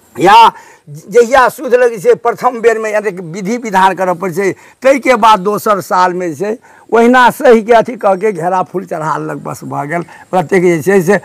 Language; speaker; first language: Maithili; non-native, local second language; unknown